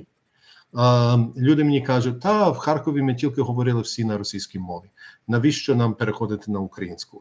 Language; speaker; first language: Ukrainian; early bilingual, heritage; Ukrainian